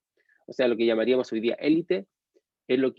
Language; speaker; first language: Spanish; native; Spanish